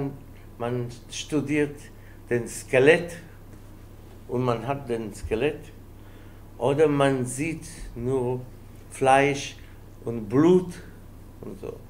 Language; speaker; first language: German; non-native, fluent; Spanish